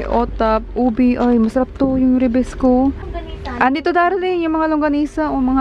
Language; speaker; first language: Filipino; non-native, learner; English